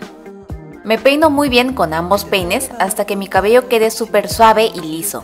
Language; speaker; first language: Spanish; non-native, fluent; Korean